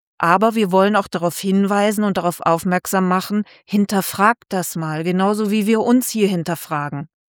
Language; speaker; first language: German; native; German